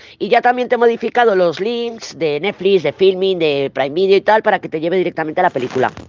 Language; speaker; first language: Spanish; native; Spanish